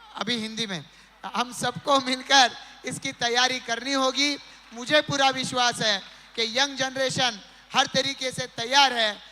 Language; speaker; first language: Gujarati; non-native, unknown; Marathi